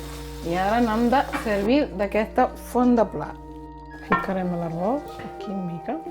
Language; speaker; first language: Catalan; non-native, local second language; Fula